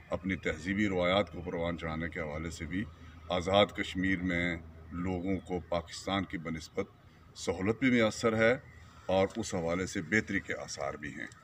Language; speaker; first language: Urdu; non-native, local second language; Pahari-Potwari